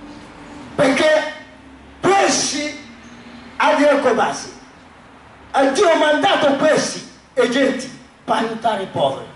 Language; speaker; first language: Italian; non-native, learner; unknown